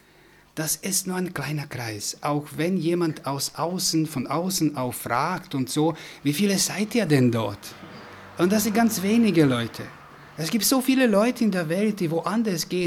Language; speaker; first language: German; non-native, fluent; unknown